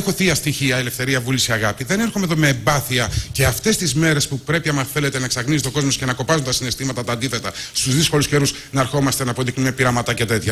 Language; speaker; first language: Greek; native; Greek